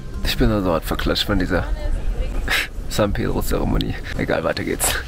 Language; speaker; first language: German; native; German